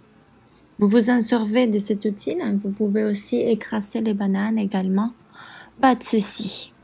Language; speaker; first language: French; non-native, fluent; Spanish